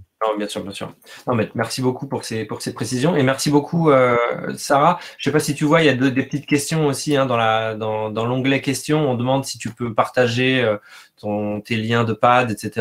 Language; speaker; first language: French; native; French